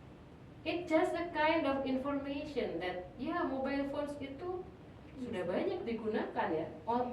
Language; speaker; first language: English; non-native, fluent; Indonesian